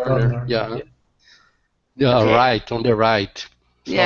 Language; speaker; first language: English; non-native, learner; Portuguese